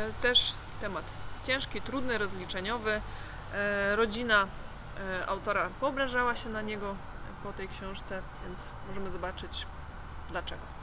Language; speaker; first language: Polish; native; Polish